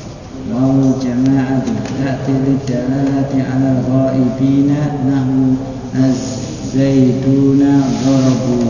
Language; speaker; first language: Arabic; non-native, learner; Indonesian